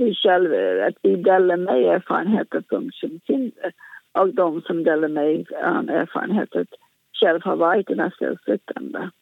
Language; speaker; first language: Swedish; non-native, fluent; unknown